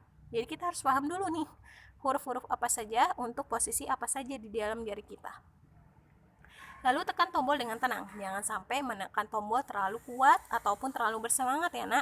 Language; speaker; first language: Indonesian; native; Indonesian